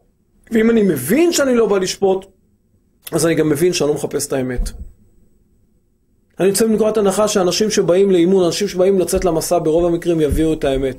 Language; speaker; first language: Hebrew; native; Hebrew